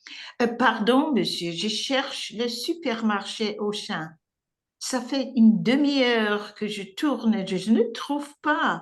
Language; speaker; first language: French; non-native, learner; English